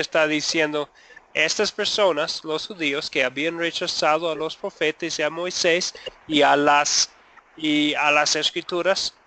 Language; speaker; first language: Spanish; non-native, fluent; English